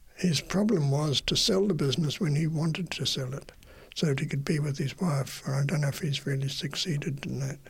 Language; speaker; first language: English; native; English